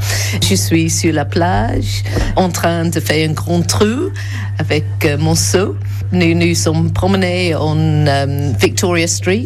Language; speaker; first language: French; non-native, fluent; English